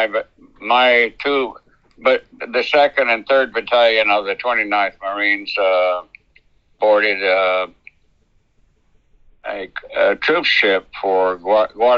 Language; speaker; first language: English; native; English